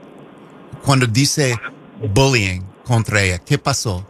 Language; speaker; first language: Spanish; non-native, fluent; English